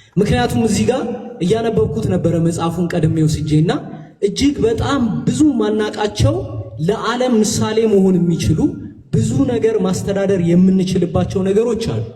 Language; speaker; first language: Amharic; native; Amharic